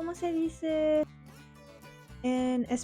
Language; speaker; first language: Spanish; non-native, learner; English